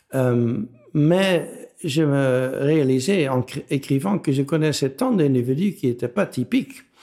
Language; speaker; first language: French; non-native, fluent; Dutch